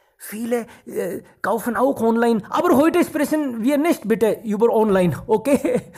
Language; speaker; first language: German; non-native, fluent; Hindi